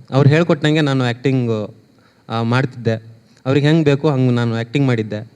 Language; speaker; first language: Kannada; native; Kannada